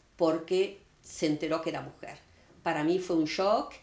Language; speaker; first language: Spanish; native; Spanish